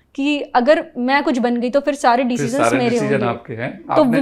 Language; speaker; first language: Hindi; non-native, local second language; Marathi